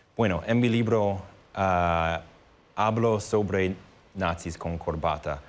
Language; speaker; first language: Spanish; non-native, fluent; English